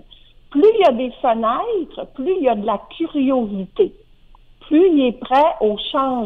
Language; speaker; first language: French; native; French